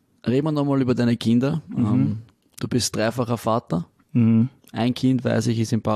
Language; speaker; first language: German; native; German